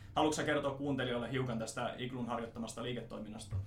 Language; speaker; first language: Finnish; native; Finnish